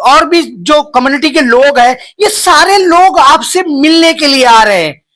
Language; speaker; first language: Hindi; non-native, local second language; Marathi